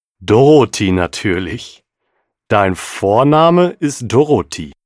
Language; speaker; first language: German; non-native, fluent; Russian